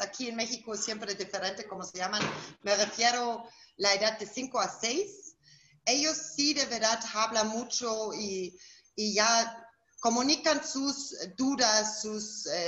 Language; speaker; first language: Spanish; non-native, fluent; German